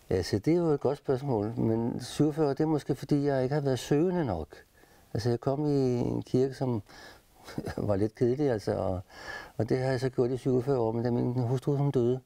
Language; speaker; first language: Danish; native; Danish